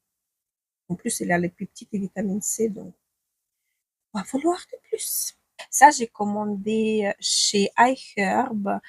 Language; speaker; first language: French; non-native, fluent; Ukrainian